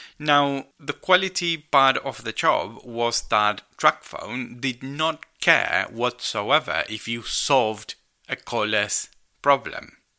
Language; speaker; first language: English; non-native, fluent; Spanish